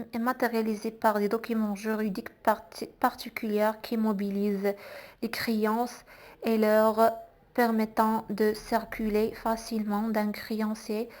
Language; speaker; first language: French; non-native, local second language; Arabic